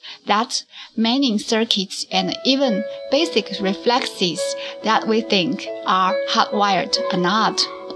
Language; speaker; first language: English; non-native, learner; Chinese